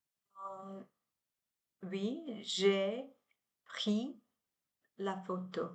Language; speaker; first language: French; non-native, learner; Chinese